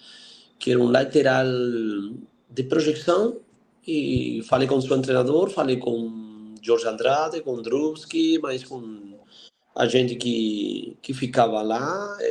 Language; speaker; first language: Portuguese; non-native, fluent; Spanish